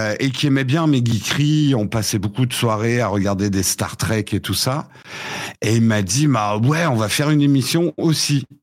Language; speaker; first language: French; early bilingual, other home language; English